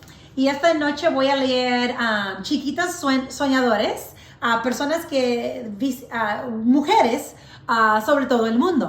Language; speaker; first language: Spanish; early bilingual, heritage; English